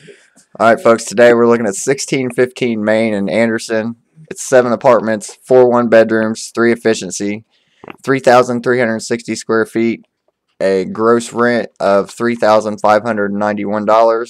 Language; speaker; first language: English; native; English